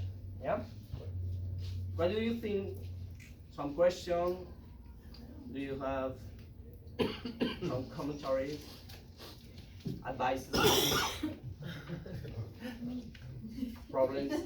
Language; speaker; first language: English; non-native, learner; Spanish